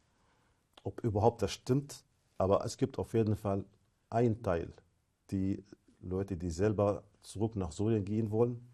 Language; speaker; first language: German; non-native, fluent; Arabic